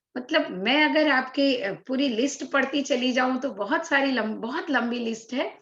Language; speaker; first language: Hindi; native; Hindi